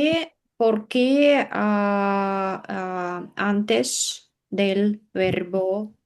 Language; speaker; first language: Spanish; non-native, learner; Russian